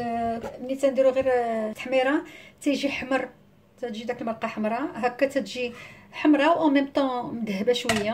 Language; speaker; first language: Arabic; native; Arabic